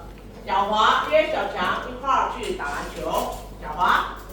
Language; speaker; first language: Chinese; non-native, fluent; Indonesian